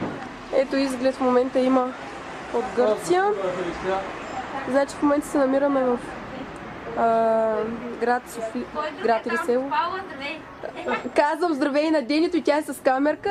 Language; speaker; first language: Bulgarian; native; Bulgarian